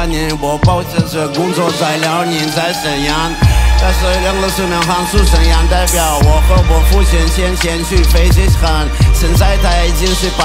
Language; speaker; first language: Chinese; non-native, learner; Russian